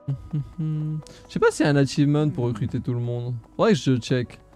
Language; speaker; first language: French; native; French